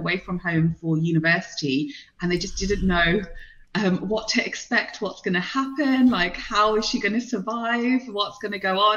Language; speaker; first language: English; non-native, local second language; Punjabi